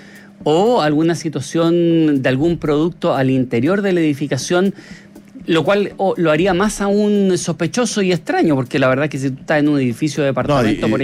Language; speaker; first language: Spanish; native; Spanish